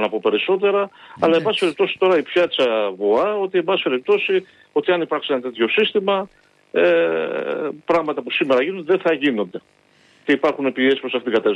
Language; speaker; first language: Greek; native; Greek